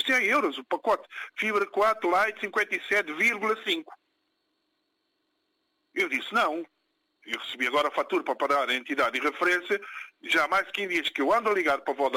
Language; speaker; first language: Portuguese; non-native, local second language; Kabuverdianu